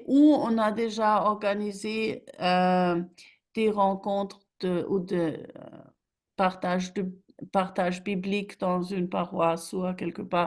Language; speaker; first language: French; non-native, fluent; German